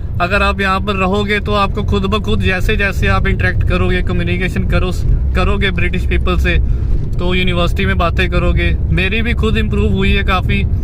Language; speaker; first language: Hindi; non-native, local second language; Punjabi